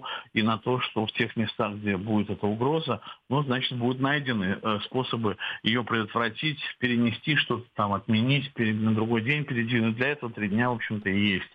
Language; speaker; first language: Russian; native; Russian